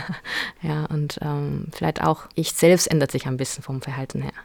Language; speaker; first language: German; non-native, fluent; Korean